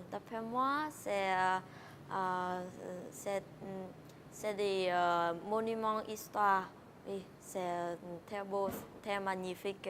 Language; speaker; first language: French; non-native, learner; Vietnamese